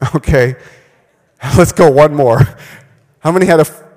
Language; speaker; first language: English; native; English